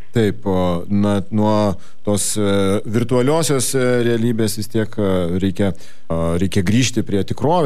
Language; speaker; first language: Lithuanian; native; Lithuanian